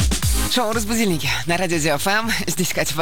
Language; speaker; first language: Russian; native; Russian